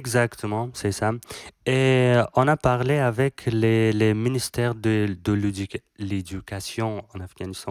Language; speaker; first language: French; non-native, learner; Persian